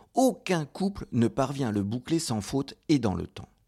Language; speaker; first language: French; native; French